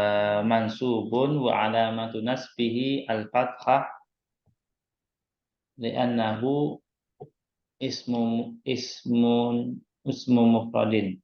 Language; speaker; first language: Arabic; non-native, fluent; Indonesian